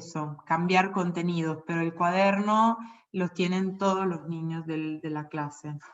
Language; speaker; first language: Spanish; non-native, fluent; Italian